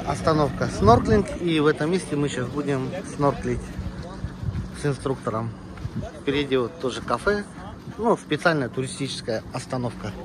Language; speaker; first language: Russian; native; Russian